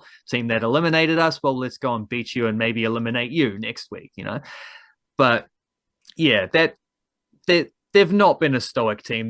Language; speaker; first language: English; native; English